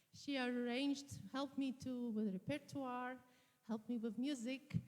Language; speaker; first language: English; non-native, fluent; Latvian